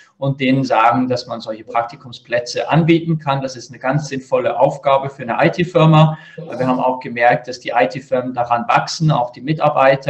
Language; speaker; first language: German; native; German